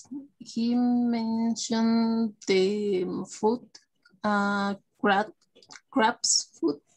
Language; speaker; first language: English; non-native, learner; Spanish